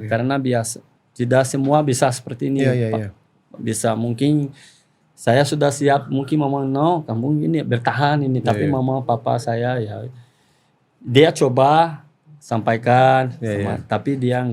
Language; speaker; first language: Indonesian; non-native, fluent; Portuguese